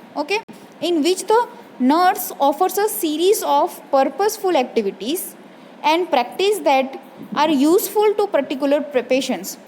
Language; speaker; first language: English; non-native, local second language; Gujarati